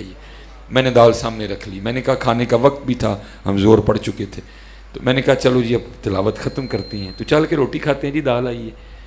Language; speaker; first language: Urdu; non-native, local second language; Punjabi